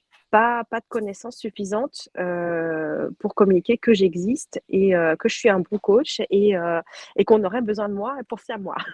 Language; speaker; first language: French; native; French